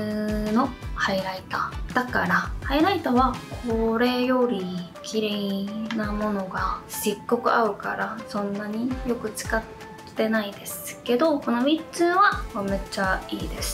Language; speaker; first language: Japanese; non-native, fluent; Korean